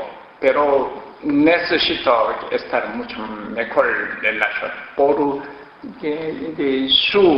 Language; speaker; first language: Spanish; non-native, learner; Korean